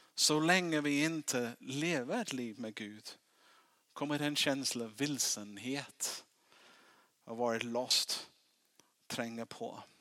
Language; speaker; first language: Swedish; non-native, fluent; English